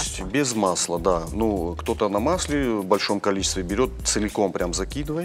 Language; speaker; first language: Russian; native; Russian